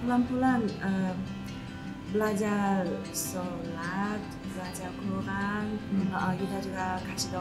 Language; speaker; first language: Indonesian; non-native, learner; Chinese